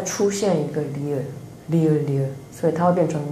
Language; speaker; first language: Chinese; native; Chinese